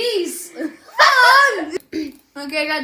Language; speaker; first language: Norwegian; non-native, fluent; Arabic